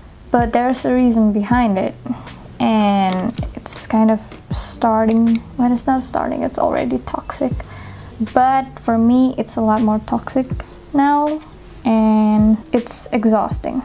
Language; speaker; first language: English; non-native, fluent; Indonesian